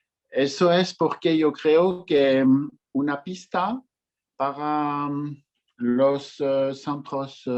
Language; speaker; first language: Spanish; non-native, learner; French